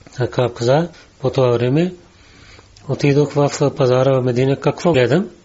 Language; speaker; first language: Bulgarian; non-native, learner; Urdu